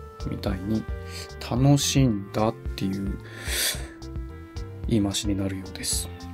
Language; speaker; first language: Japanese; native; Japanese